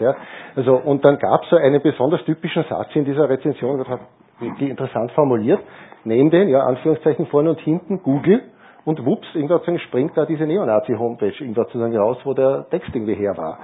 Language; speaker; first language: German; native; German